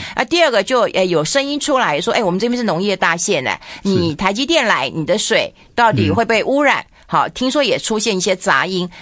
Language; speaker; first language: Chinese; native; Chinese